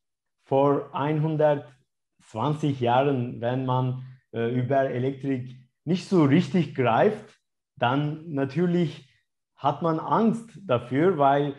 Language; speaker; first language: German; non-native, fluent; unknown